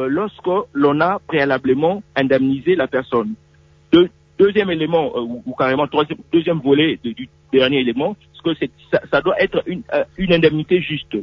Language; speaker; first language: French; non-native, local second language; Lingala